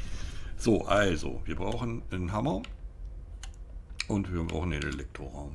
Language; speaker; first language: German; native; German